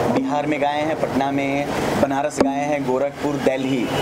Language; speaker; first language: Hindi; native; Hindi